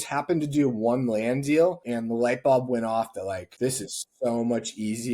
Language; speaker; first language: English; native; English